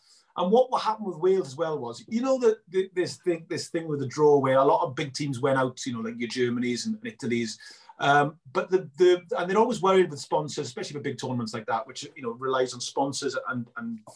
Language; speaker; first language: English; native; English